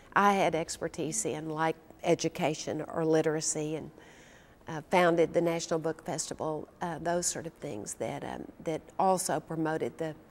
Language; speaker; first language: English; native; English